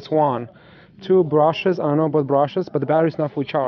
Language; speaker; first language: English; native; English